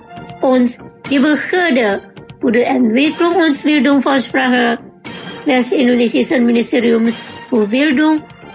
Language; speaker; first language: German; non-native, fluent; Indonesian